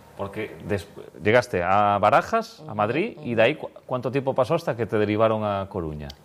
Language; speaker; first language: Spanish; native; Spanish